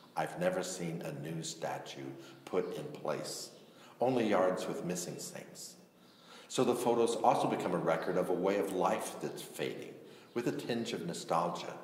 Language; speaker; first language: English; native; English